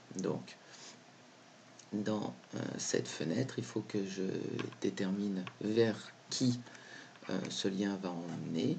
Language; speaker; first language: French; native; French